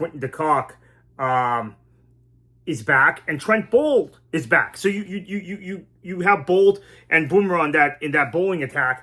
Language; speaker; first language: English; native; English